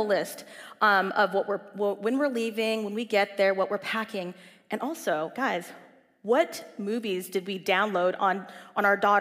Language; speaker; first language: English; native; English